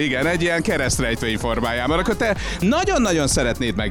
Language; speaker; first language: Hungarian; native; Hungarian